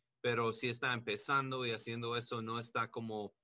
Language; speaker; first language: Spanish; non-native, learner; English